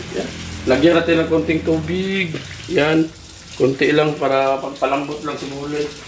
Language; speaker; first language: Filipino; non-native, local second language; Cebuano